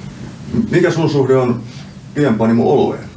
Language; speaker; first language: Finnish; native; Finnish